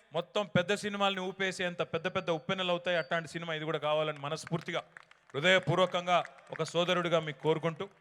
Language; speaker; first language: Telugu; native; Telugu